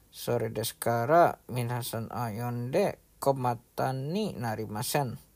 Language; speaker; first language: Japanese; non-native, learner; Indonesian